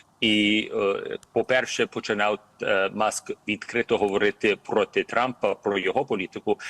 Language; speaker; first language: Ukrainian; early bilingual, heritage; Ukrainian